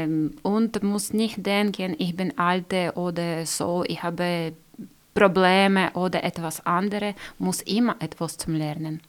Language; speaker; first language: German; non-native, learner; Ukrainian